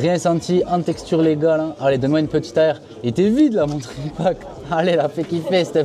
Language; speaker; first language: French; native; French